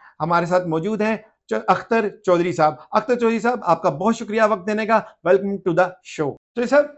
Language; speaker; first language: Urdu; native; Urdu